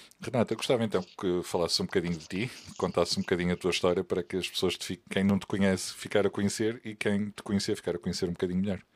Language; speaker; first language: Portuguese; native; Portuguese